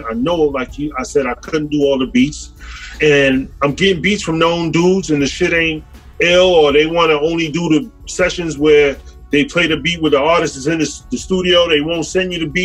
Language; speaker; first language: English; native; English